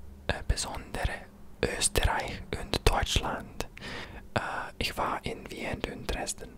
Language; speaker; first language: German; non-native, learner; English